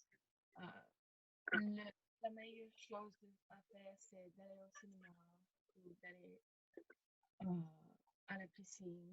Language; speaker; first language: French; non-native, learner; English